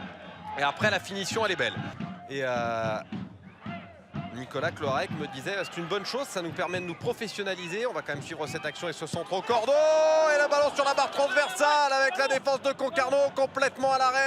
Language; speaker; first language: French; native; French